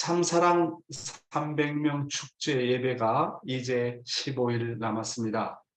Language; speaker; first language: Korean; native; Korean